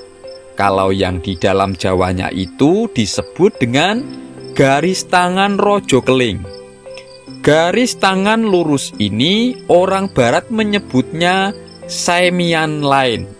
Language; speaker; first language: Indonesian; non-native, local second language; Javanese